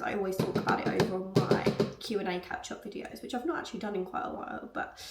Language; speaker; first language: English; native; English